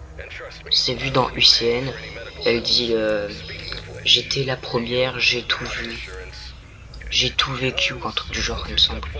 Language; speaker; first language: French; native; French